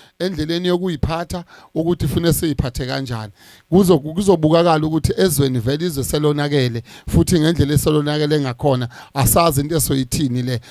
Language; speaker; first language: Zulu; native; Zulu